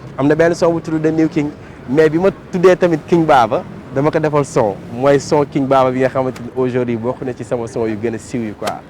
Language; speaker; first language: Wolof; native; Wolof